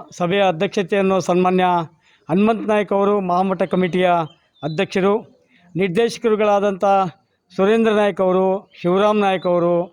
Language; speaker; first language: Kannada; non-native, local second language; Lambadi